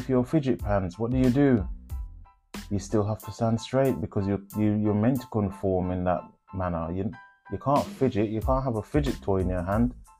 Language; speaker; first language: English; non-native, local second language; Jamaican Creole English